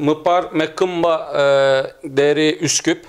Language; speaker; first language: Albanian; non-native, learner; Turkish